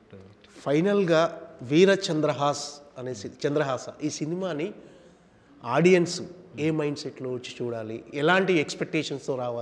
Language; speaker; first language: Telugu; native; Telugu